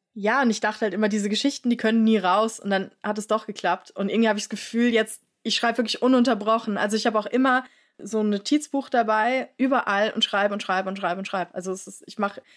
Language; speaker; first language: German; native; German